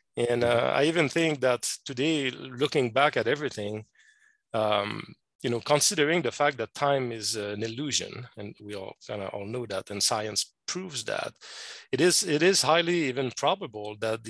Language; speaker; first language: English; non-native, fluent; French